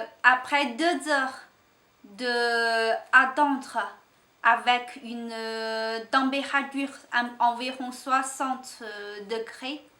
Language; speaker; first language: French; non-native, learner; Chinese